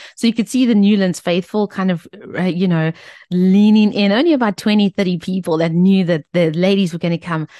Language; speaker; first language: English; native; English